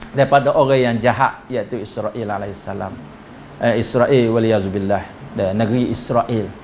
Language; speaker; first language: Malay; native; Malay